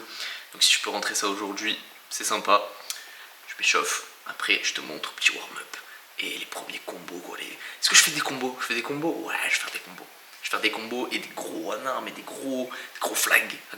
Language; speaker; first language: French; native; French